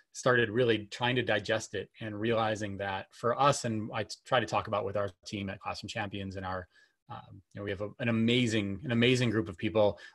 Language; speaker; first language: English; native; English